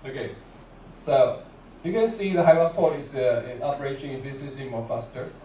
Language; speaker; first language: English; non-native, learner; Chinese